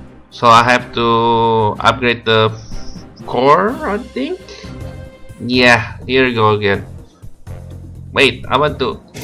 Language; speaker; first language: English; non-native, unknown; Indonesian